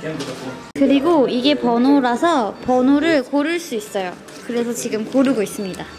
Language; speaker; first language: Korean; native; Korean